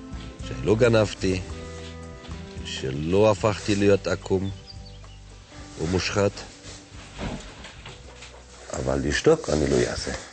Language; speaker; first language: Hebrew; non-native, fluent; German